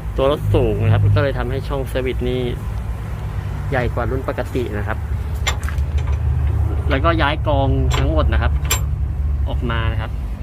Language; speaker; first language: Thai; native; Thai